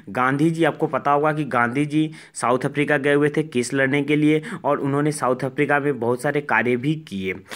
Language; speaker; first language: Hindi; native; Hindi